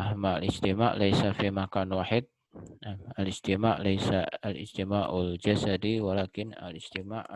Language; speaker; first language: Arabic; non-native, fluent; Indonesian